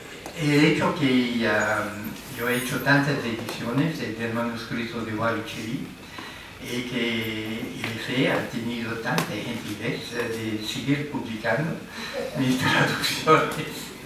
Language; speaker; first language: Spanish; non-native, fluent; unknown